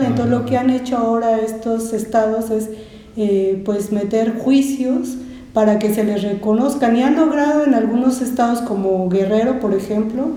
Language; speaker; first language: Spanish; native; Spanish